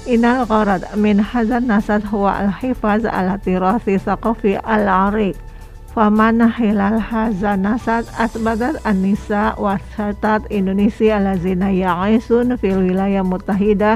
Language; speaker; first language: Arabic; non-native, fluent; Indonesian